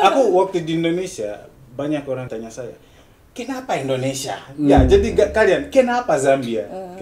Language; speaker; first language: Indonesian; non-native, fluent; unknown